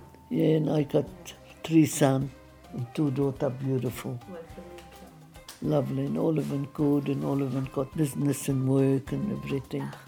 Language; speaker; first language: English; non-native, fluent; Arabic